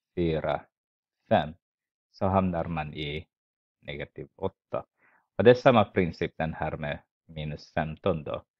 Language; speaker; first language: Swedish; non-native, fluent; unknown